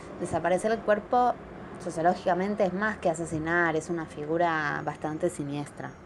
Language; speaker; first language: Spanish; native; Spanish